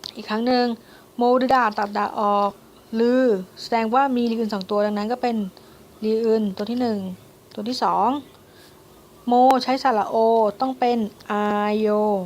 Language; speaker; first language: Thai; native; Thai